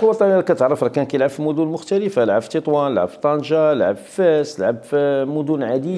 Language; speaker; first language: Arabic; native; Arabic